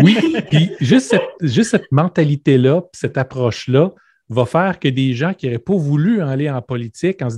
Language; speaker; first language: French; native; French